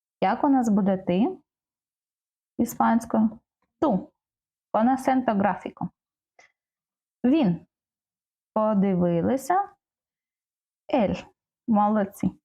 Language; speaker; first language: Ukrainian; native; Ukrainian